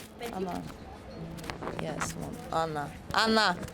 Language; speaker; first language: English; non-native, learner; Ukrainian